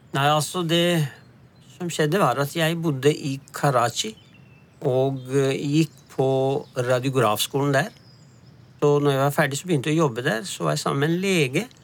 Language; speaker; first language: Norwegian; non-native, fluent; Punjabi